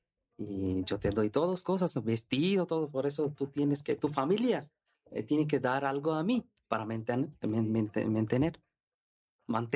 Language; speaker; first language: Spanish; non-native, learner; Bangla